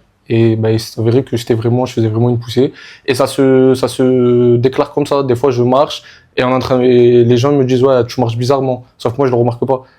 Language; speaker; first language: French; native; French